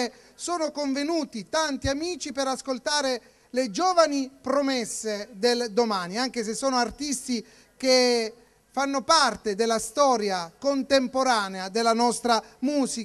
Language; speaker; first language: Italian; native; Italian